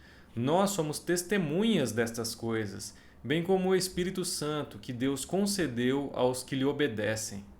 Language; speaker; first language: Portuguese; native; Portuguese